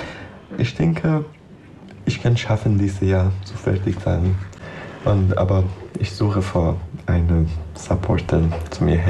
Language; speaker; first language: German; non-native, learner; Persian